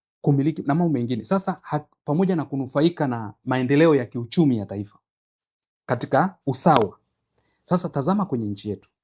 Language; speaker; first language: Swahili; native; Swahili